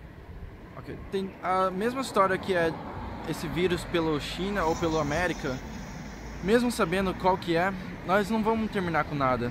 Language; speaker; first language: Portuguese; early bilingual, heritage; Portuguese